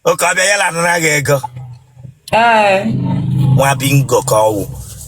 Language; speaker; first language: Igbo; native; Igbo